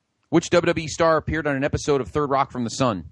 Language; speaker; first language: English; native; English